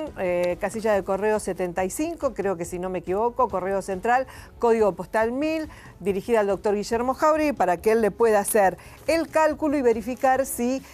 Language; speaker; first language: Spanish; native; Spanish